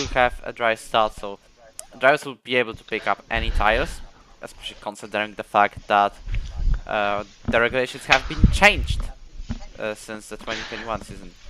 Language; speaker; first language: English; non-native, fluent; Polish